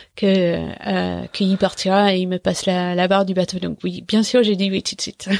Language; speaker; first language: French; non-native, fluent; English